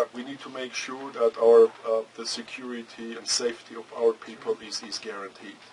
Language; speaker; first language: English; non-native, fluent; Armenian